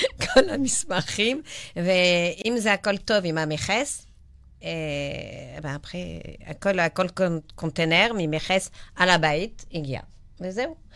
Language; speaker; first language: Hebrew; non-native, learner; French